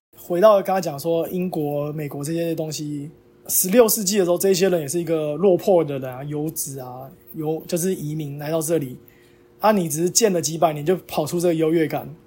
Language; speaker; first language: Chinese; native; Chinese